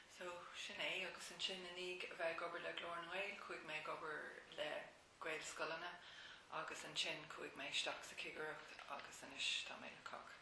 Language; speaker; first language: Irish; non-native, local second language; English